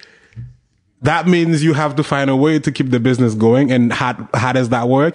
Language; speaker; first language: English; non-native, fluent; Haitian Creole